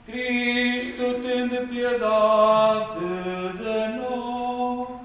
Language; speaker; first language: Portuguese; native; Portuguese